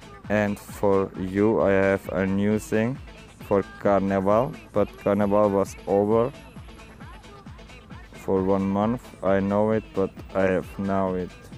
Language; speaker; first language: English; non-native, learner; German